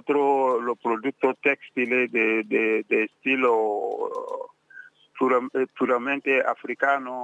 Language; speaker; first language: Spanish; non-native, fluent; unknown